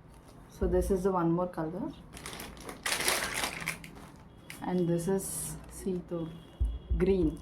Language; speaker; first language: English; non-native, local second language; Telugu